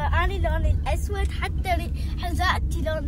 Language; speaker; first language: Arabic; early bilingual, heritage; Arabic